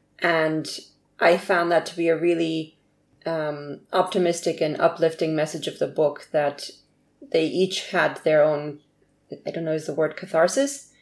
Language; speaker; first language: English; early bilingual, other home language; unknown